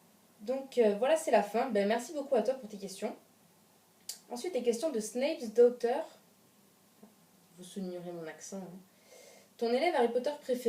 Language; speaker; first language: French; native; French